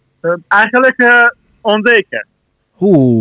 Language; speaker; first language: Dutch; non-native, learner; Persian